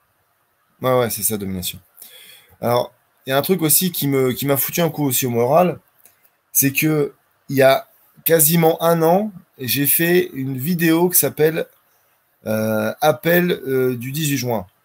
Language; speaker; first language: French; native; French